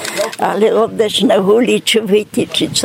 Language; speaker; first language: Polish; non-native, local second language; Ukrainian